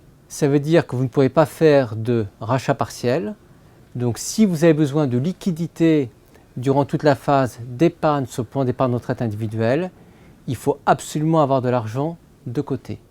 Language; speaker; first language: French; native; French